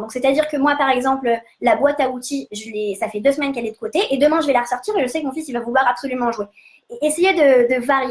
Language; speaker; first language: French; native; French